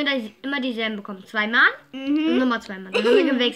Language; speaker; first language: German; native; German